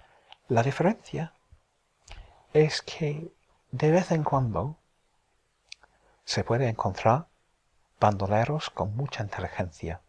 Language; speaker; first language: Spanish; non-native, fluent; English